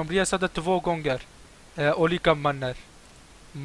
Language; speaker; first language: Swedish; non-native, local second language; Turkish